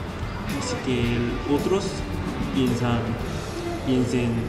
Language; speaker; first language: Spanish; non-native, fluent; Korean